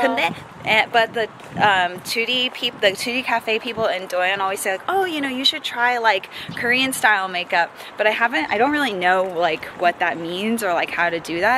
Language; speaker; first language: English; native; English